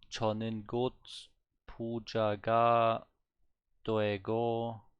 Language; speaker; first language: Korean; non-native, learner; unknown